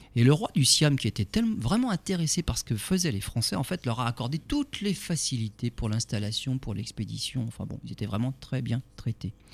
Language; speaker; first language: French; native; French